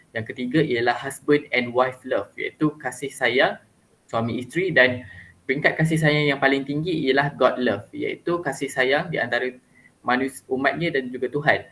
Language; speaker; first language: Malay; native; Malay